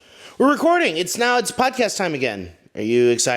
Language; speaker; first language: English; native; English